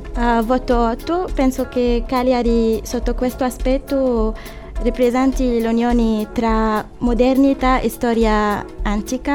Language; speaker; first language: Italian; non-native, fluent; Arabic